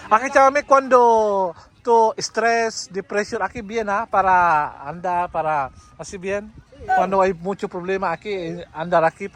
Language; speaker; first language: Spanish; non-native, learner; Filipino